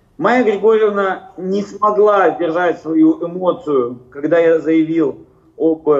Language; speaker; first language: Russian; native; Russian